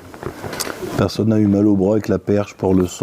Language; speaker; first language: French; native; French